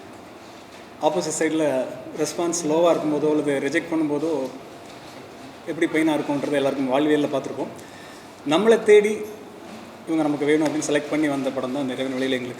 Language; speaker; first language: Tamil; native; Tamil